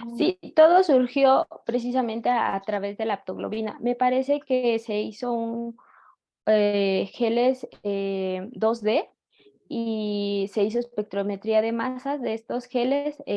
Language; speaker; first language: Spanish; native; Spanish